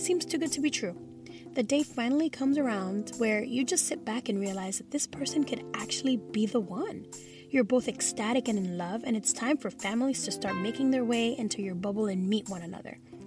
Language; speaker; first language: English; early bilingual, other home language; Spanish